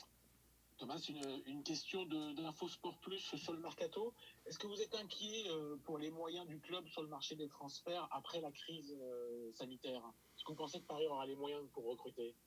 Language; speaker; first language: French; native; French